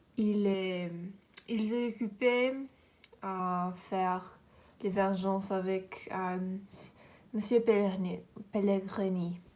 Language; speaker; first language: French; non-native, learner; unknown